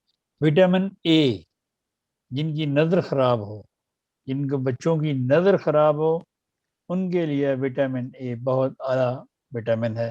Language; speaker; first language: Urdu; native; Urdu